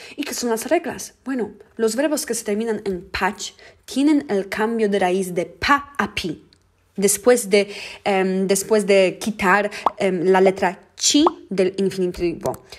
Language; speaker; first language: Spanish; non-native, fluent; Polish